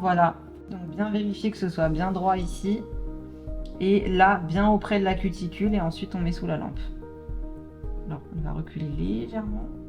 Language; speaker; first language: French; native; French